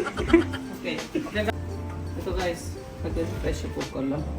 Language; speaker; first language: Filipino; non-native, learner; Punjabi